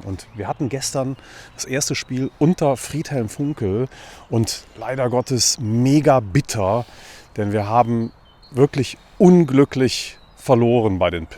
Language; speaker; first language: German; native; German